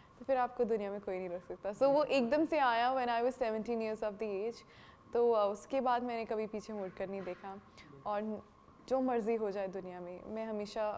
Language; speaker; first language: Hindi; non-native, local second language; Punjabi